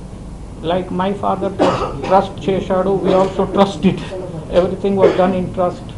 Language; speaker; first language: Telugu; early bilingual, heritage; Telugu